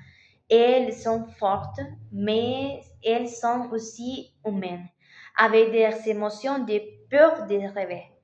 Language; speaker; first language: French; non-native, learner; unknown